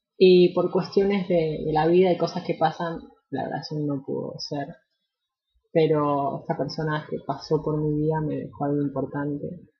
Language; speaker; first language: Spanish; native; Spanish